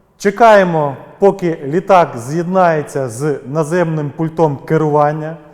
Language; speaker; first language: Ukrainian; native; Ukrainian